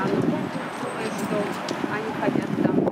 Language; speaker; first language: Russian; non-native, fluent; Georgian